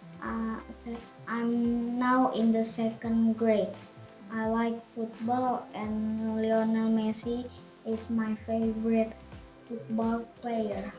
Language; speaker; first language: English; non-native, learner; Indonesian